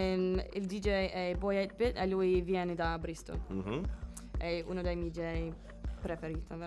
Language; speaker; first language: Italian; non-native, learner; English